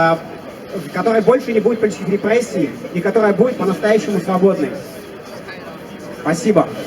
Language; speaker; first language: Russian; native; Russian